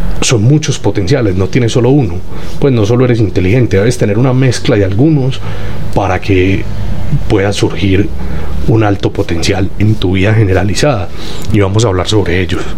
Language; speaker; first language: Spanish; native; Spanish